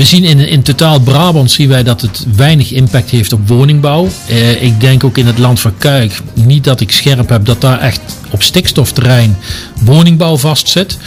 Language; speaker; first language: Dutch; native; Dutch